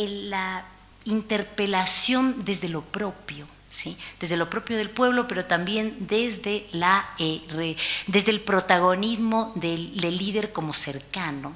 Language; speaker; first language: Spanish; native; Spanish